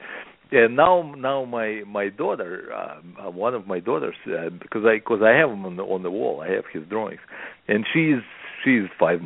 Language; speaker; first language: English; non-native, fluent; Russian